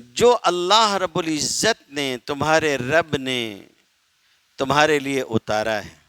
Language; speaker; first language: Urdu; native; Urdu